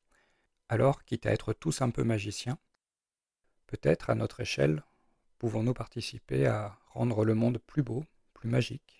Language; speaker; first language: French; native; French